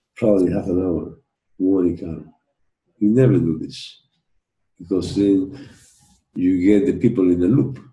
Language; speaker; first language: English; non-native, fluent; Spanish